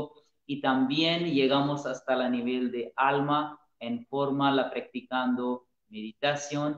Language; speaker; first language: Spanish; non-native, learner; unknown